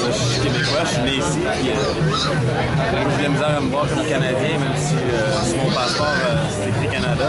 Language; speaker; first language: French; native; French